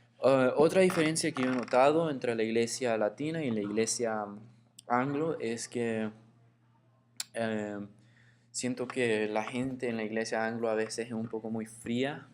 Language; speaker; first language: Spanish; early bilingual, heritage; Spanish